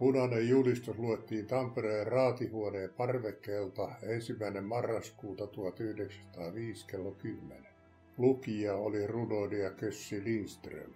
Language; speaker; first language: Finnish; native; Finnish